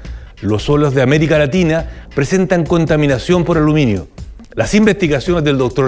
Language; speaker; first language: Spanish; native; Spanish